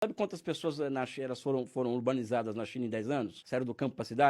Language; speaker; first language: Portuguese; native; Portuguese